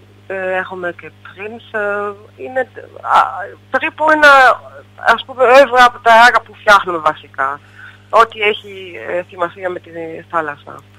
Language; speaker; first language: Greek; non-native, fluent; German